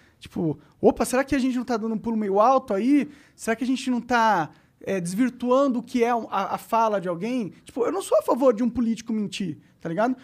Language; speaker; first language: Portuguese; native; Portuguese